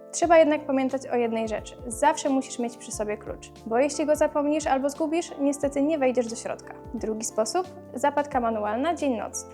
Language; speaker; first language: Polish; native; Polish